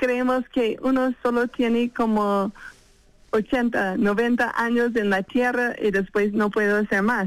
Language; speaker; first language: Spanish; non-native, fluent; English